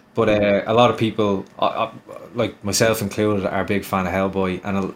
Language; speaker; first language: English; native; English